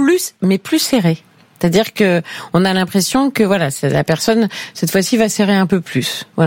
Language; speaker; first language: French; native; French